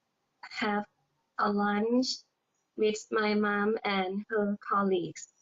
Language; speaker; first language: English; non-native, learner; Thai